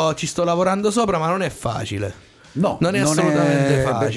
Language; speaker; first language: Italian; native; Italian